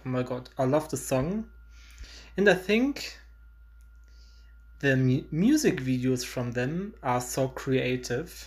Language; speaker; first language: English; non-native, learner; German